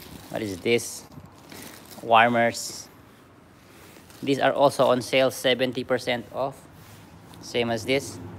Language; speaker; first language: English; non-native, local second language; Filipino